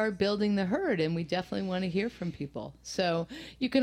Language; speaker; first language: English; native; English